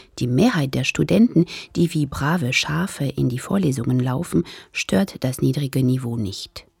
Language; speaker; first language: German; non-native, fluent; French